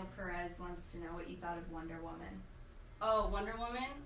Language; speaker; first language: English; native; English